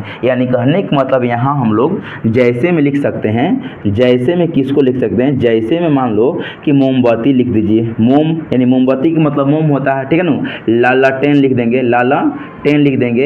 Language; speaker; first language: Hindi; native; Hindi